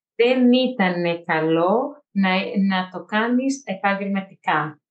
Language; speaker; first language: Greek; non-native, fluent; Portuguese